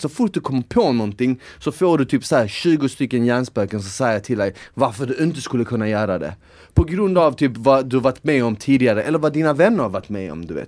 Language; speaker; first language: Swedish; native; Swedish